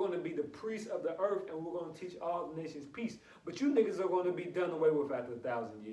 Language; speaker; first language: English; native; English